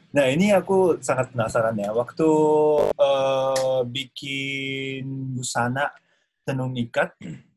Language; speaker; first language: Indonesian; non-native, fluent; Japanese